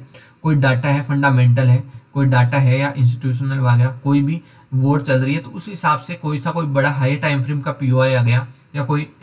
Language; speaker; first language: Hindi; native; Hindi